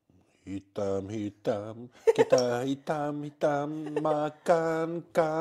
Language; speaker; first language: Indonesian; non-native, learner; French